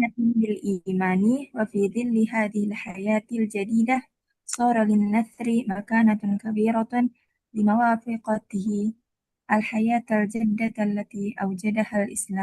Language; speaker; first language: Arabic; non-native, learner; Indonesian